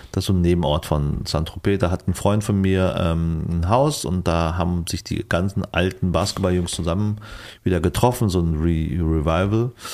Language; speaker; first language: German; early bilingual, other home language; Vietnamese